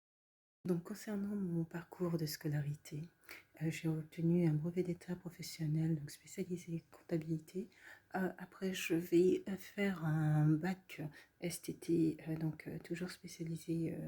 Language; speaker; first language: French; native; French